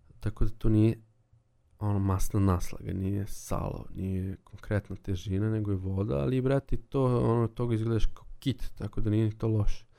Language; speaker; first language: Serbian; native; Serbian